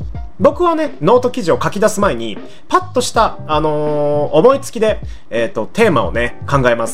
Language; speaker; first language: Japanese; native; Japanese